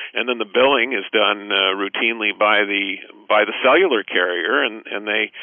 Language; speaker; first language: English; native; English